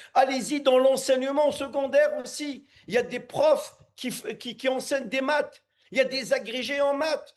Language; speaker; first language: French; non-native, local second language; Arabic